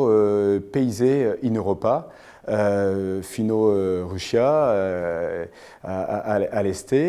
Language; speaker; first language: Italian; non-native, fluent; French